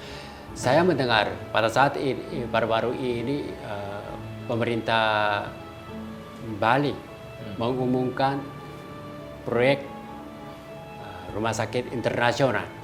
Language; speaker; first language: Indonesian; non-native, fluent; Korean